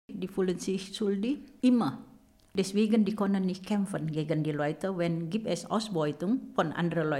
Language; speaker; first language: German; non-native, learner; Indonesian